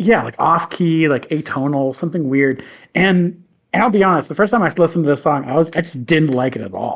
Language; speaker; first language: English; native; English